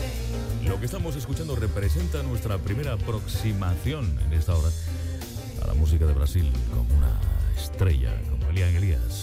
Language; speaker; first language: Spanish; native; Spanish